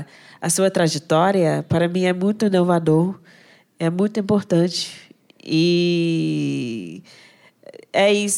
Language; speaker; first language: Portuguese; non-native, fluent; English